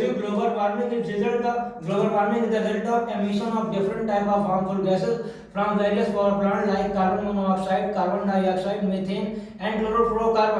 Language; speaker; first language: English; non-native, learner; Hindi